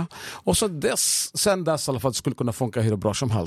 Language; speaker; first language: Swedish; non-native, fluent; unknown